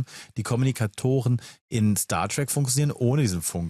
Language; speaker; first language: German; native; German